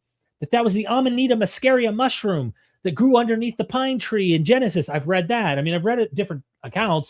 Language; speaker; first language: English; native; English